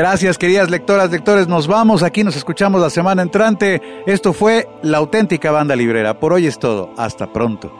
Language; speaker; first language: Spanish; native; Spanish